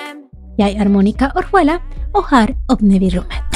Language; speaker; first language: Norwegian; non-native, fluent; Spanish